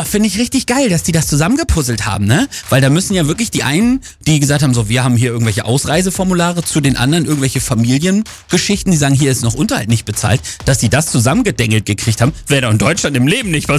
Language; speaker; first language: German; native; German